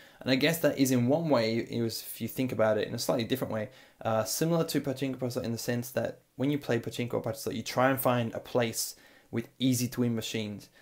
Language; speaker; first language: English; native; English